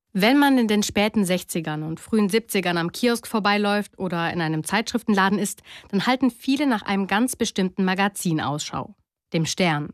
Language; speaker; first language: German; native; German